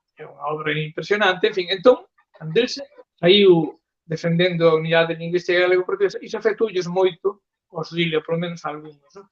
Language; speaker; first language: Galician; native; Galician